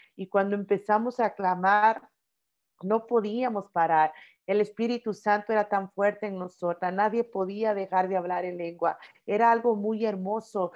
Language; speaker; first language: Spanish; early bilingual, heritage; Spanish